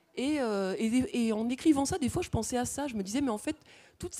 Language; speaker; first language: French; native; French